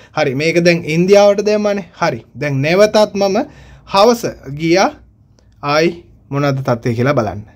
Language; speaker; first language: Sinhala; non-native, local second language; Tamil